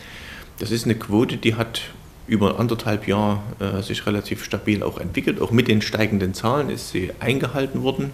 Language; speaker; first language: German; native; German